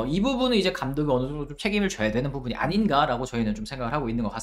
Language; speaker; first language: Korean; native; Korean